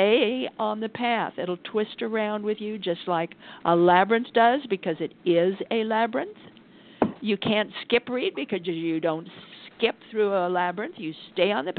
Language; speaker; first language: English; native; English